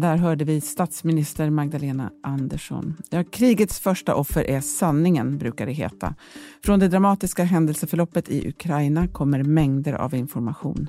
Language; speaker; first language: Swedish; native; Swedish